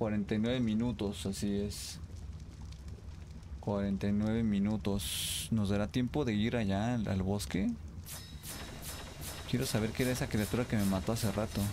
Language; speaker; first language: Spanish; native; Spanish